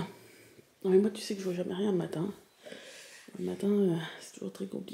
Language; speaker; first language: French; native; French